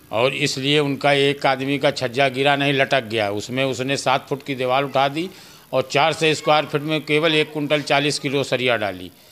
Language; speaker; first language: Hindi; native; Hindi